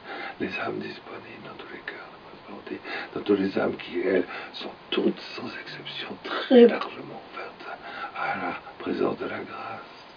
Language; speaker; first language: French; native; French